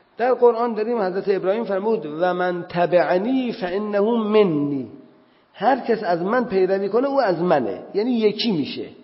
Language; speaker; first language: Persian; native; Persian